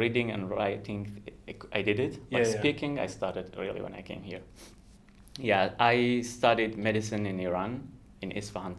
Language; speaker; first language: English; non-native, fluent; Kurdish